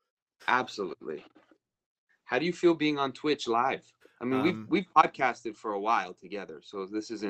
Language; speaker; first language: English; native; English